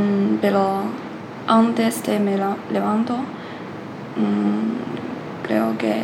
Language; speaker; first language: Spanish; non-native, learner; Chinese